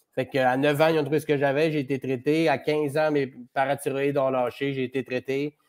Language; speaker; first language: French; native; French